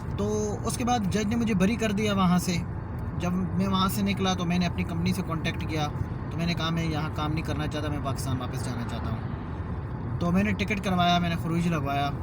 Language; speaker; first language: Urdu; non-native, local second language; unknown